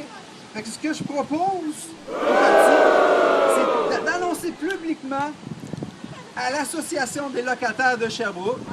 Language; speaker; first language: French; native; French